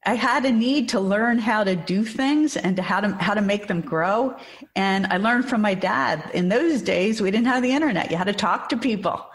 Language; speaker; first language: English; native; English